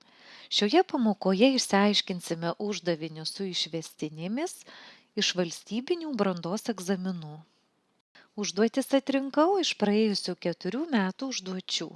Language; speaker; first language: Lithuanian; native; Lithuanian